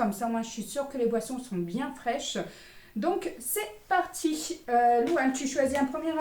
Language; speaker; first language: French; native; French